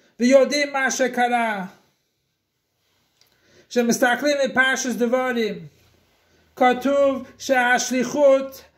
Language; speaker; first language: Hebrew; non-native, fluent; English